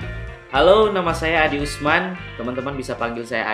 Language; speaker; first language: Indonesian; native; Indonesian